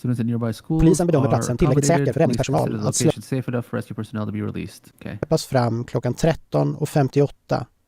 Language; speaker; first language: Swedish; native; Swedish